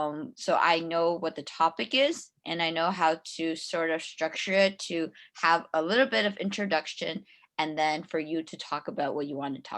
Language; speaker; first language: English; non-native, fluent; Chinese